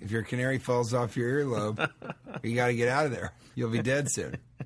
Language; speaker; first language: English; native; English